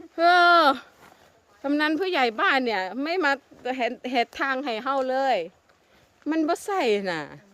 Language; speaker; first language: Thai; non-native, local second language; Northeastern Thai